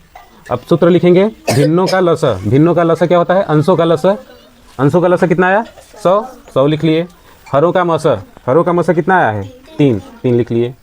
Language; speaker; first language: Hindi; native; Hindi